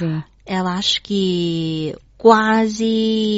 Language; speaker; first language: Portuguese; non-native, learner; Chinese